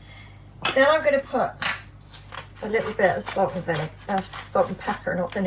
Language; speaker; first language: English; native; English